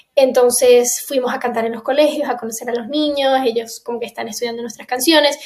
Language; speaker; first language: Spanish; native; Spanish